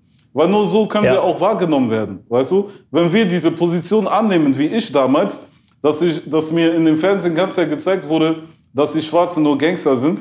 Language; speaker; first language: German; early bilingual, other home language; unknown